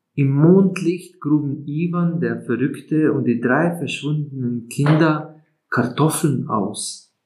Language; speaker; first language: German; non-native, fluent; Slovenian